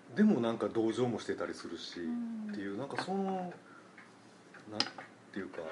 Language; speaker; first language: Japanese; native; Japanese